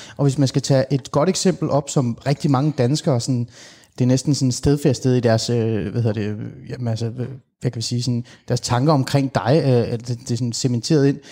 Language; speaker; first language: Danish; early bilingual, other home language; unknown